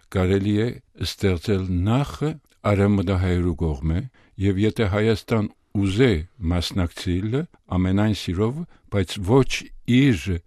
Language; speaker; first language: Armenian; early bilingual, heritage; Armenian